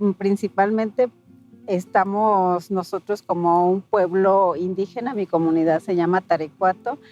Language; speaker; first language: Spanish; non-native, local second language; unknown